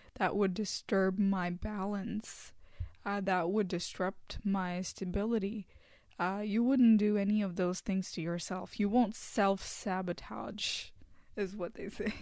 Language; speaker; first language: English; non-native, local second language; Hindi